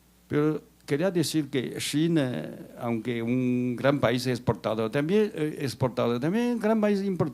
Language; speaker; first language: Spanish; non-native, fluent; Chinese